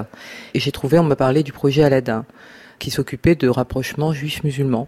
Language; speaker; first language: French; native; French